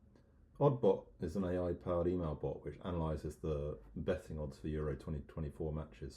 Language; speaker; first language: English; native; English